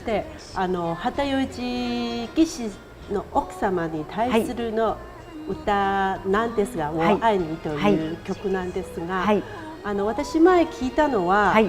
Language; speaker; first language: Japanese; non-native, fluent; Chinese